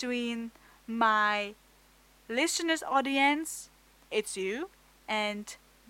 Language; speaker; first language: English; non-native, fluent; Czech